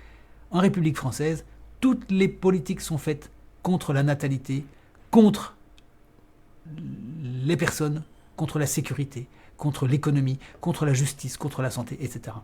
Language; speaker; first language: French; native; French